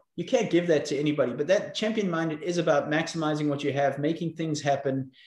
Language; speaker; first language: English; native; English